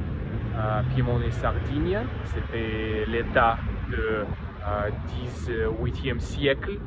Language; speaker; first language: French; non-native, learner; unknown